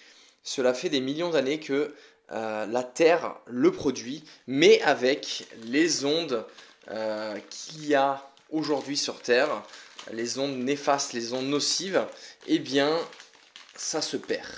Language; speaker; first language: French; native; French